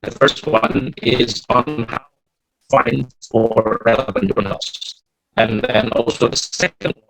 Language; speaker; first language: English; non-native, fluent; Indonesian